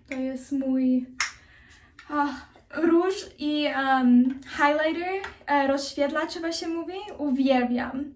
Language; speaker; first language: Polish; early bilingual, heritage; Polish